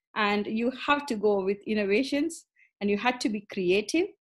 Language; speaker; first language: English; non-native, local second language; Tamil